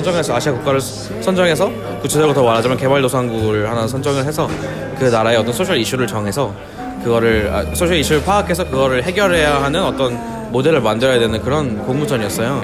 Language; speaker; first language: Korean; early bilingual, other home language; Bangla